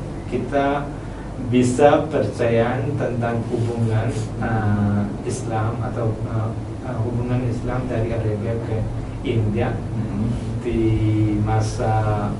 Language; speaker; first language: Indonesian; non-native, learner; Malayalam